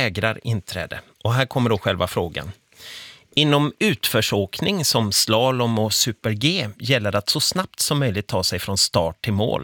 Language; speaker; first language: Swedish; native; Swedish